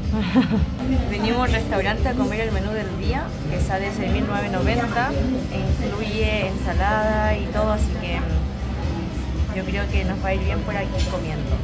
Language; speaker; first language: Spanish; native; Spanish